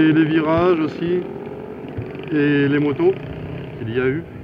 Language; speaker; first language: French; native; French